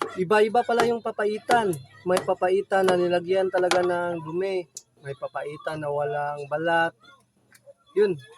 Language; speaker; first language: Filipino; non-native, local second language; Cebuano